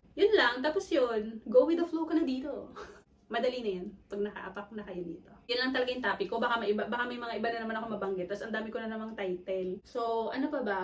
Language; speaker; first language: Filipino; non-native, local second language; Cebuano